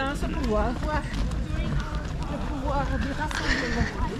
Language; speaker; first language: French; native; French